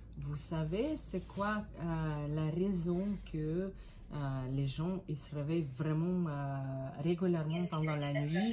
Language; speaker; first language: French; non-native, fluent; Russian